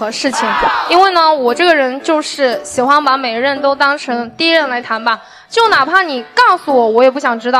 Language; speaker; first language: Chinese; native; Chinese